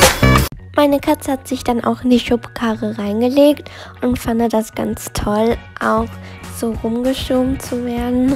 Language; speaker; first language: German; native; German